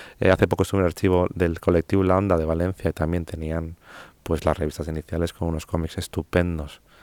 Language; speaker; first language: Spanish; non-native, local second language; Catalan